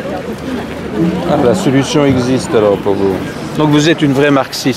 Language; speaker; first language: French; native; French